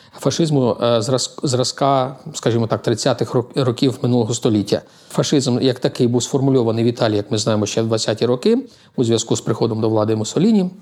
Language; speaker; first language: Ukrainian; native; Ukrainian